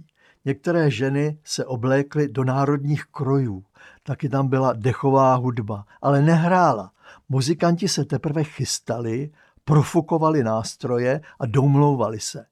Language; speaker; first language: Czech; native; Czech